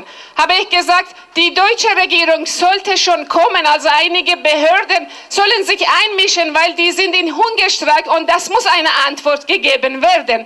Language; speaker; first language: German; non-native, fluent; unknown